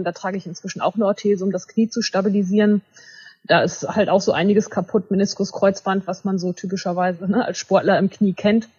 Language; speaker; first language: German; native; German